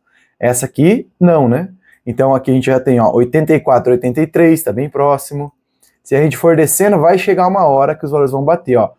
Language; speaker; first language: Portuguese; native; Portuguese